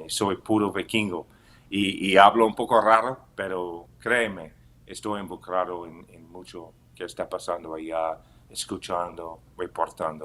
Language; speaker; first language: Spanish; non-native, fluent; English